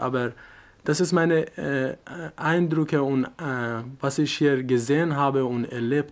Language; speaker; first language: German; non-native, learner; Persian